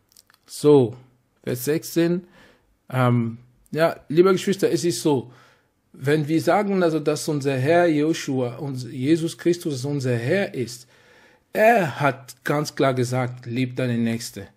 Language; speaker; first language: German; non-native, fluent; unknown